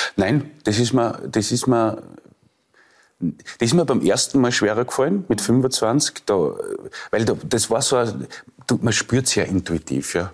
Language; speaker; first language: German; native; German